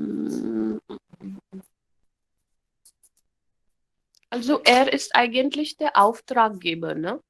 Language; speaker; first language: German; non-native, learner; Hindi